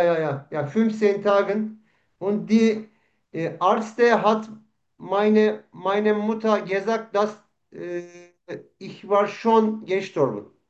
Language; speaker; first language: German; non-native, learner; Turkish